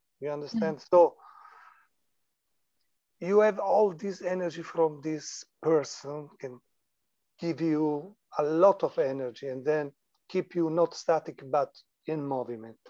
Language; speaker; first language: English; non-native, learner; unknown